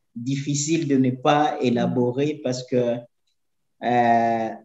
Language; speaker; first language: French; native; French